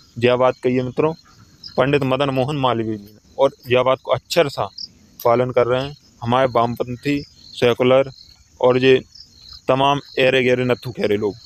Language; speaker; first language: Hindi; native; Hindi